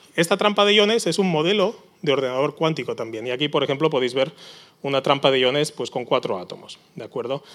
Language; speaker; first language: Spanish; native; Spanish